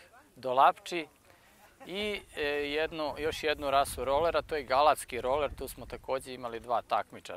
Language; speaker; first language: Bosnian; native; Bosnian